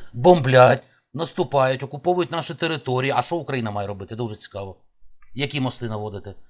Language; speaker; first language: Ukrainian; native; Ukrainian